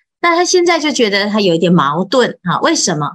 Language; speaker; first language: Chinese; native; Chinese